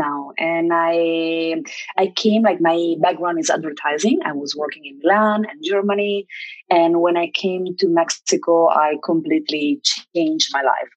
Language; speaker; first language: English; non-native, fluent; Italian